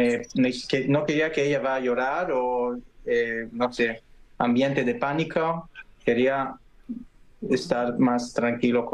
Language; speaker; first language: Spanish; non-native, fluent; Hebrew